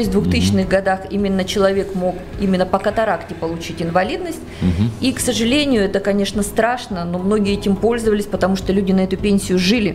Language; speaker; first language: Russian; native; Russian